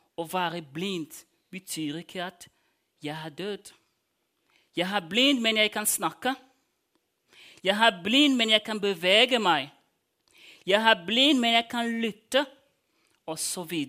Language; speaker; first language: Norwegian; non-native, fluent; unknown